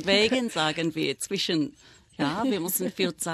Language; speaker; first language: German; non-native, fluent; English